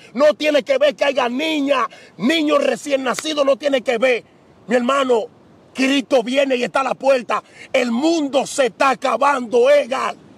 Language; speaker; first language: Spanish; native; Spanish